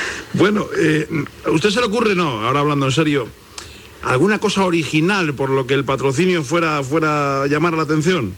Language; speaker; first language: Spanish; native; Spanish